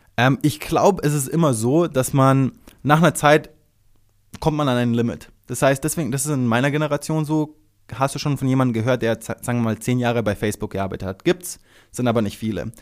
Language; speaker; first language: German; early bilingual, other home language; Croatian